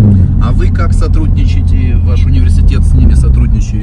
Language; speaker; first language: Russian; native; Russian